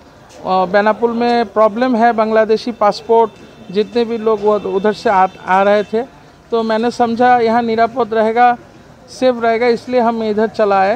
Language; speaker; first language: Hindi; non-native, fluent; Bangla